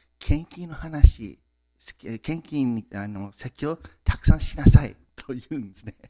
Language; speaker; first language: Japanese; non-native, fluent; English